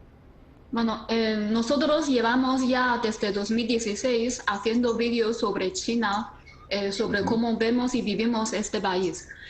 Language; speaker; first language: Spanish; non-native, fluent; Chinese